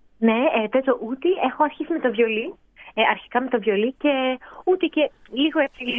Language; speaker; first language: Greek; early bilingual, heritage; Greek